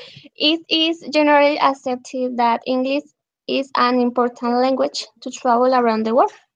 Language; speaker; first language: English; non-native, learner; Spanish